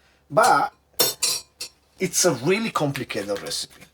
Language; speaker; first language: English; non-native, fluent; Italian